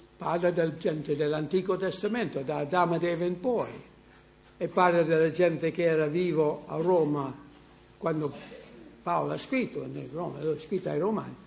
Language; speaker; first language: Italian; non-native, fluent; English